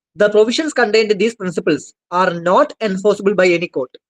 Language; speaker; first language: English; non-native, local second language; Malayalam